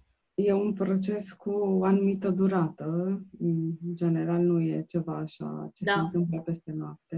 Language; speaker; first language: Romanian; native; Romanian